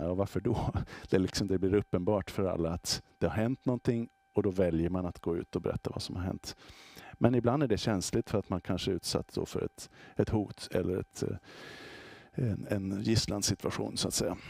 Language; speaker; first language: Swedish; native; Swedish